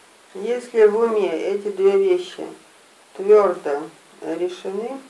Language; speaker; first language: Russian; native; Russian